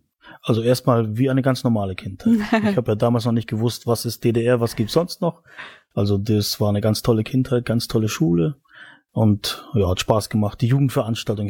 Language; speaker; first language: German; native; German